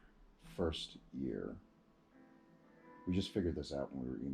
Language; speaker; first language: English; native; English